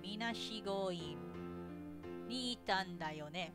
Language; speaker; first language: Japanese; non-native, learner; English